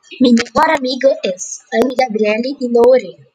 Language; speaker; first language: Spanish; non-native, learner; Portuguese